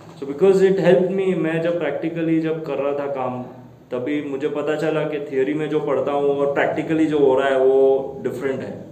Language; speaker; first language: Hindi; non-native, local second language; Gujarati